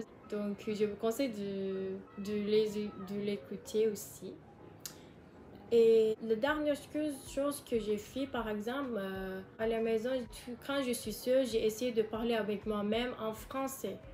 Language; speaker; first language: French; non-native, learner; Turkish